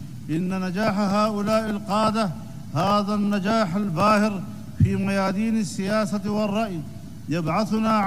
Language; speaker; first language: Arabic; non-native, fluent; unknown